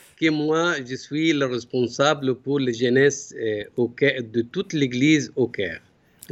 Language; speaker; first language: French; non-native, learner; Arabic